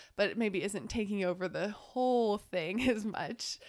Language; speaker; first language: English; native; English